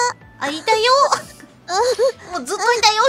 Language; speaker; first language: Japanese; native; Japanese